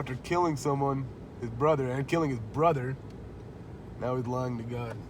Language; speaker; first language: English; native; English